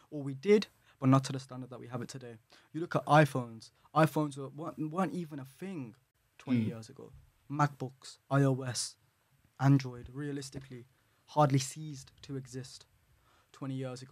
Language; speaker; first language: English; native; English